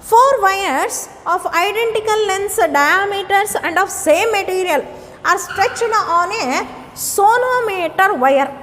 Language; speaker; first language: English; non-native, local second language; Kannada